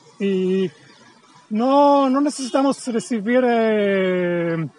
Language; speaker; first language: Spanish; non-native, fluent; Hebrew